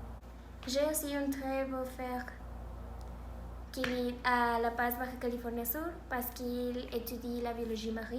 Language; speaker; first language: French; non-native, learner; Spanish